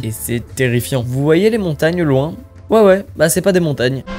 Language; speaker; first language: French; native; French